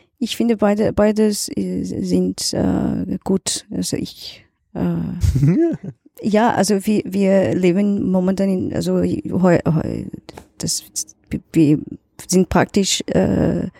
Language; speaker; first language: German; non-native, learner; Portuguese